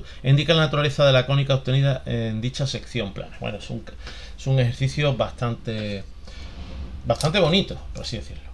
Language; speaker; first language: Spanish; native; Spanish